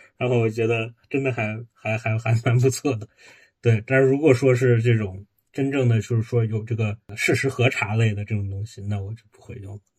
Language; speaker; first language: Chinese; native; Chinese